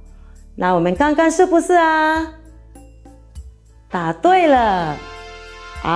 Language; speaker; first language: Chinese; non-native, fluent; Filipino